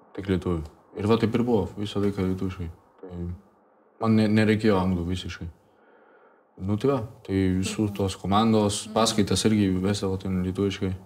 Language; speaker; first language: Lithuanian; early bilingual, heritage; Spanish